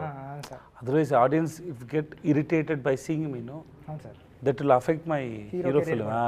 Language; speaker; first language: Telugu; non-native, learner; Tamil